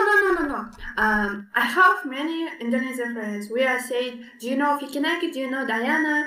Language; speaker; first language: English; non-native, learner; Kazakh